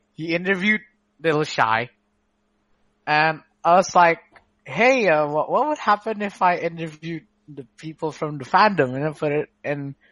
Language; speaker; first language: English; non-native, fluent; Indonesian